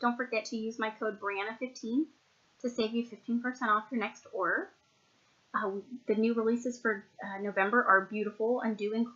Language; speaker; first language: English; native; English